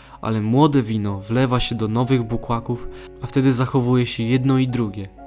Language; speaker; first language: Polish; native; Polish